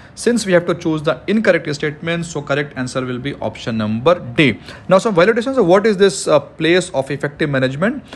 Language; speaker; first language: English; non-native, local second language; Hindi